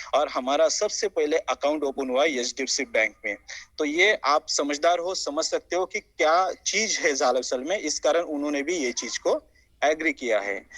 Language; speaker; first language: Hindi; non-native, local second language; Marathi